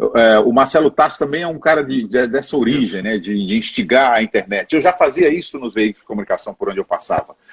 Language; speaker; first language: Portuguese; native; Portuguese